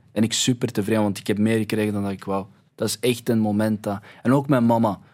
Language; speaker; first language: Dutch; early bilingual, other home language; Arabic